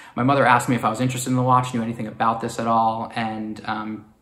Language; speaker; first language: English; native; English